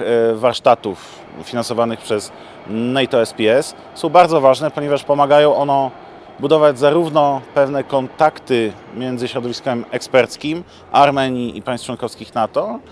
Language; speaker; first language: Polish; native; Polish